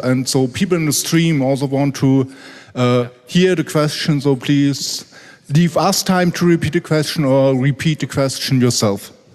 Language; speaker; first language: English; non-native, fluent; German